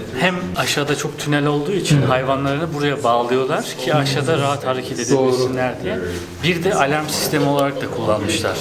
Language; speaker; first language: Turkish; native; Turkish